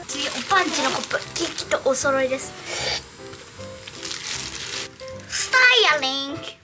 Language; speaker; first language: Japanese; native; Japanese